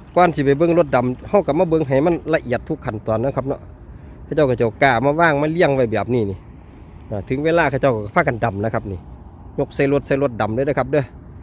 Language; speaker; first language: Thai; non-native, local second language; Northeastern Thai